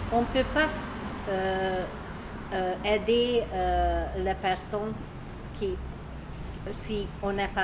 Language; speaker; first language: French; non-native, learner; Hungarian